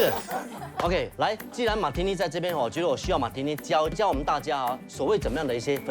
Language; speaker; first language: Chinese; native; Chinese